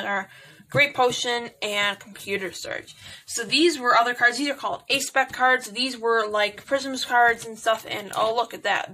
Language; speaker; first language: English; native; English